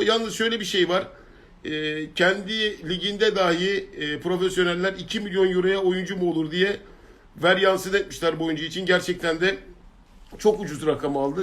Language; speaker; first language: Turkish; native; Turkish